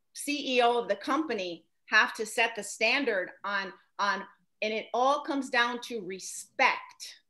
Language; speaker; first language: English; native; English